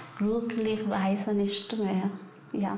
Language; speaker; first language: German; non-native, learner; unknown